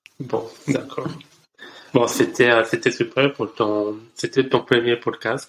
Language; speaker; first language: French; non-native, learner; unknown